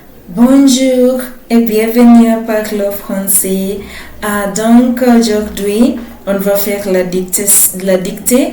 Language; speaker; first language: French; non-native, fluent; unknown